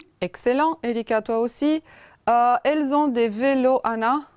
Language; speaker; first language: French; non-native, fluent; Romanian